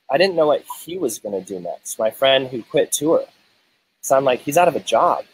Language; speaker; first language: English; native; English